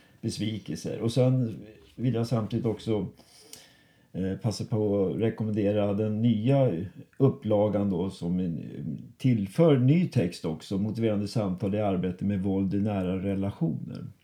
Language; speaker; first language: Swedish; native; Swedish